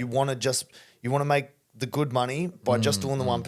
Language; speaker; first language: English; native; English